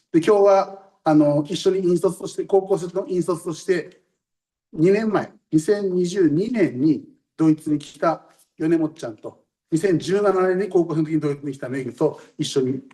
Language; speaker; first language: Japanese; native; Japanese